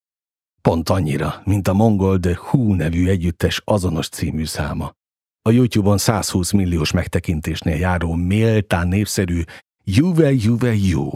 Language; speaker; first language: Hungarian; native; Hungarian